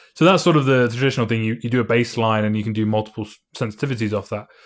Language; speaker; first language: English; native; English